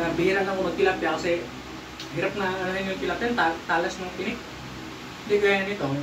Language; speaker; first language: Filipino; non-native, local second language; Cebuano